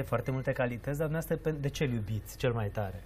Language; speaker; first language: Romanian; native; Romanian